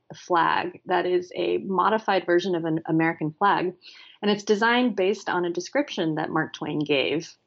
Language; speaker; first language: English; native; English